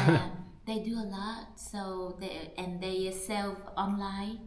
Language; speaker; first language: English; non-native, learner; Vietnamese